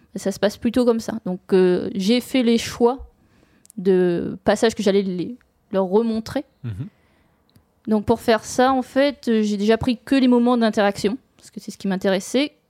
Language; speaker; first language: French; native; French